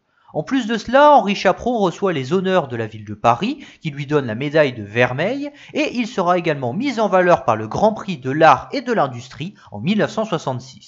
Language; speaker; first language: French; native; French